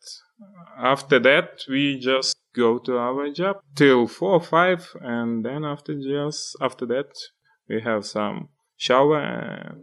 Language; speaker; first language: English; non-native, fluent; Ukrainian